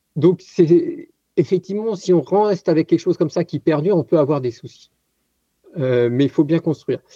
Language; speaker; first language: French; native; French